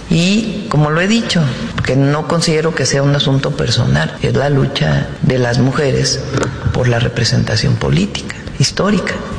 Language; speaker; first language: Spanish; native; Spanish